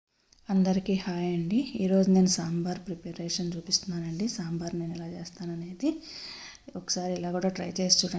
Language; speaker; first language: Telugu; native; Telugu